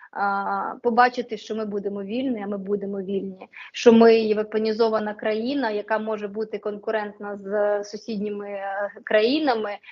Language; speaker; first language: Ukrainian; non-native, local second language; Russian